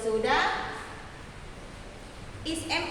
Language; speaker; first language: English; non-native, learner; Indonesian